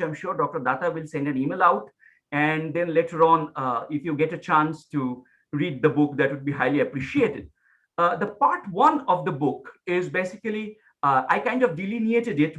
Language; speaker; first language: English; non-native, local second language; Bangla